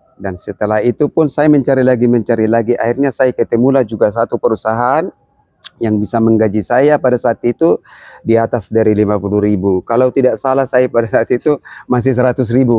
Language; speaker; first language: Indonesian; non-native, local second language; Batak Toba